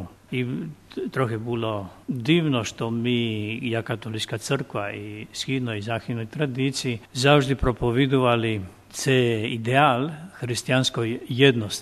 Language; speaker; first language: Ukrainian; non-native, fluent; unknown